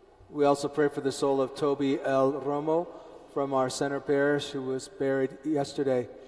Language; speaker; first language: English; early bilingual, other home language; Spanish